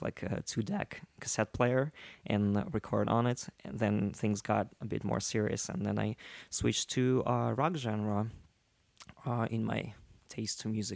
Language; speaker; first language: English; non-native, fluent; Russian